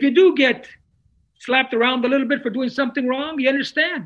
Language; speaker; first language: English; non-native, fluent; Italian